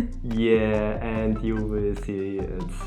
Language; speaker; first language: English; non-native, fluent; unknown